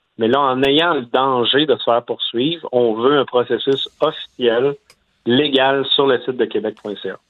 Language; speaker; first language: French; native; French